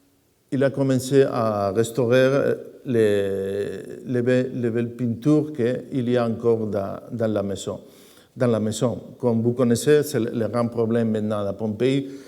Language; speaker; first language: French; non-native, fluent; Spanish